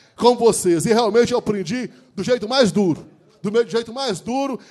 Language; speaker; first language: Portuguese; native; Portuguese